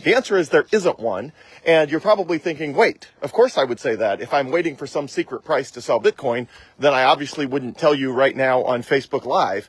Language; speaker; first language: English; native; English